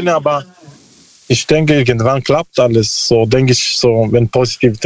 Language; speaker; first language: German; non-native, learner; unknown